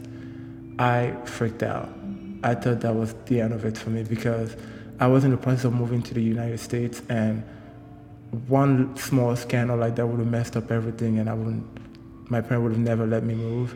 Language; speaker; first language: English; non-native, local second language; French